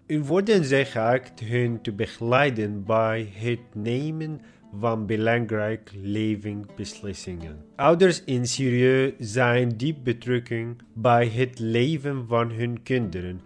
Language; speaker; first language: Dutch; non-native, learner; Arabic